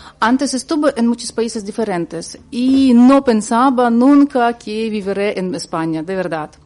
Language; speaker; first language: Spanish; non-native, learner; Ukrainian